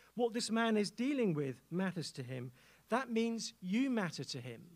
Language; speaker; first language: English; native; English